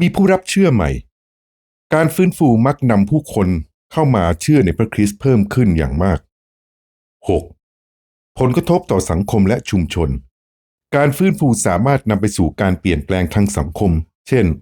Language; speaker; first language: Thai; native; Thai